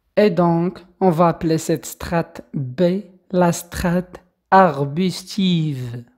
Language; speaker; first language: French; non-native, local second language; Arabic